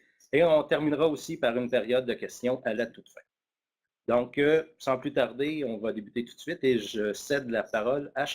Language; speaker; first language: French; native; French